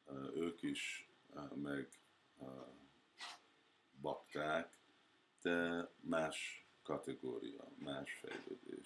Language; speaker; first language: Hungarian; early bilingual, heritage; Hungarian